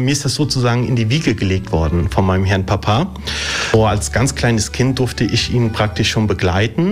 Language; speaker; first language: German; early bilingual, other home language; Italian